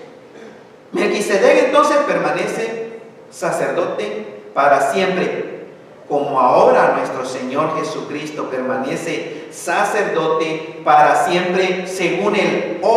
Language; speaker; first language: Spanish; native; Spanish